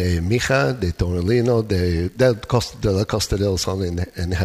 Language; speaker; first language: Spanish; non-native, fluent; English